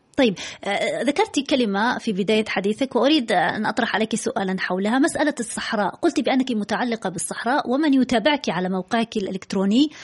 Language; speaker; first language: Arabic; native; Arabic